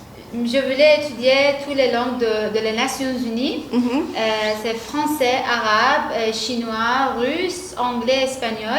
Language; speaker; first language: French; non-native, learner; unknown